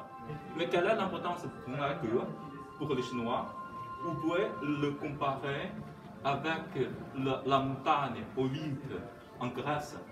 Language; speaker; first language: French; non-native, fluent; Chinese